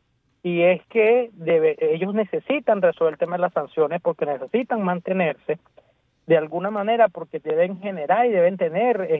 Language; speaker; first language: Spanish; native; Spanish